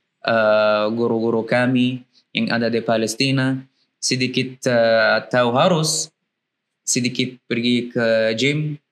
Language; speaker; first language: Indonesian; non-native, learner; Arabic